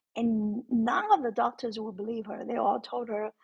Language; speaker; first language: English; non-native, fluent; Chinese